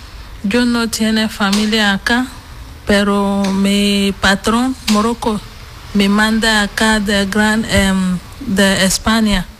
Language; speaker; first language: Spanish; non-native, learner; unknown